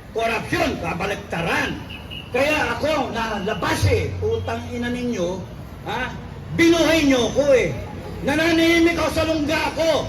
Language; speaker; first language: Filipino; non-native, local second language; Cebuano